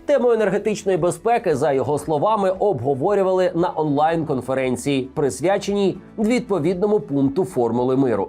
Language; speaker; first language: Ukrainian; native; Ukrainian